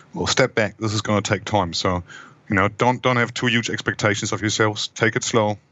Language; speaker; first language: English; non-native, fluent; German